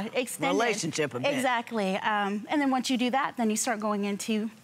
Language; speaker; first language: English; native; English